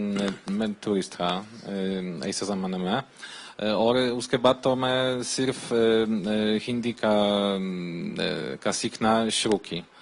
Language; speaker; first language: Hindi; non-native, learner; Polish